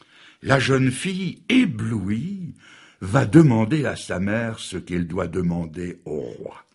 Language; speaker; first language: French; native; French